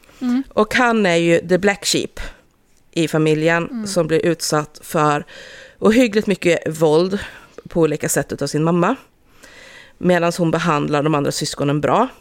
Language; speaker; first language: Swedish; native; Swedish